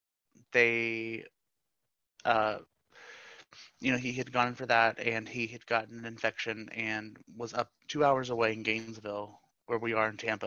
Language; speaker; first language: English; native; English